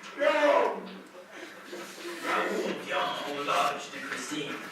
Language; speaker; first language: French; non-native, learner; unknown